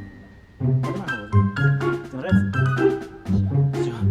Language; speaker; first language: Russian; native; Russian